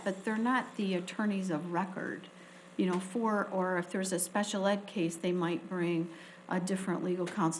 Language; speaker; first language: English; native; English